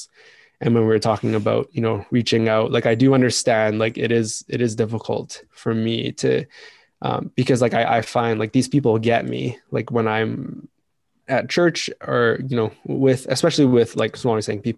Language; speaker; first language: English; native; English